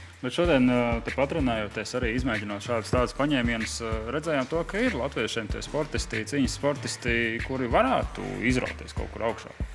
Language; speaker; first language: Latvian; native; Latvian